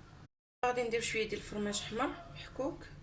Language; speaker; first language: Arabic; native; Arabic